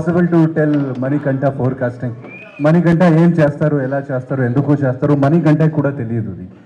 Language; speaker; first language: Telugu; non-native, local second language; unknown